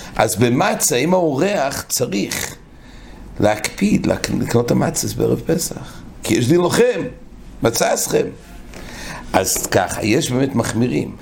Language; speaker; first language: Hebrew; non-native, fluent; English